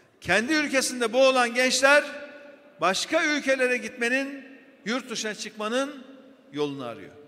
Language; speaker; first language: Turkish; native; Turkish